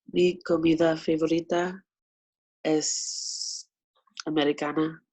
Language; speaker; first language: Spanish; non-native, learner; English